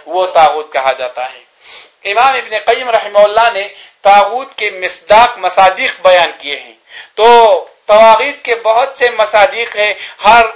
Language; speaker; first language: Urdu; non-native, local second language; Pashto